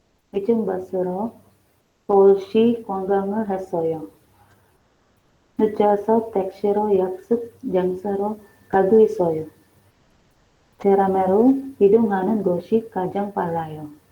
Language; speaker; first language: Korean; non-native, learner; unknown